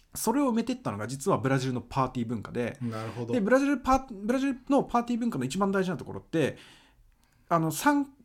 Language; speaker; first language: Japanese; early bilingual, other home language; Portuguese